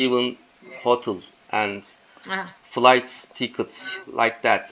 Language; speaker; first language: English; non-native, learner; Turkish